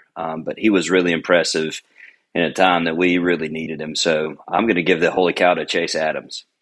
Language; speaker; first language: English; native; English